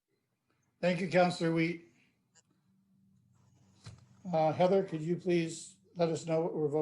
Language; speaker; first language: English; native; English